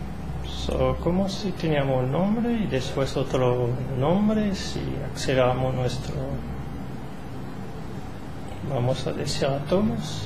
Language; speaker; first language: Spanish; non-native, learner; French